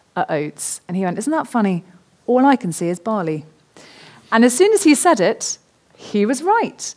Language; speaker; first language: English; native; English